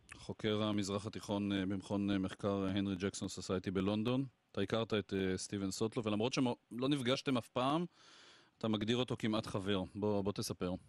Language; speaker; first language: Hebrew; native; Hebrew